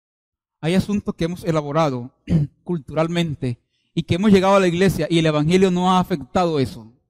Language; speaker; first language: Spanish; native; Spanish